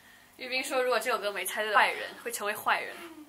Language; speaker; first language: Korean; non-native, learner; Chinese